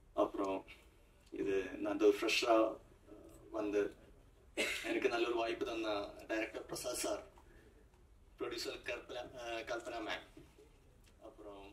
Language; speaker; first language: Tamil; non-native, fluent; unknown